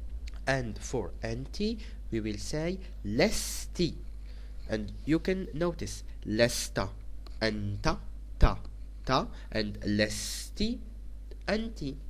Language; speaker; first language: English; non-native, fluent; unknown